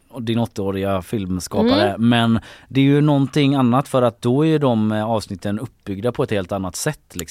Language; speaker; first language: Swedish; native; Swedish